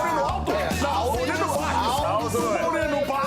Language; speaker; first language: Portuguese; native; Portuguese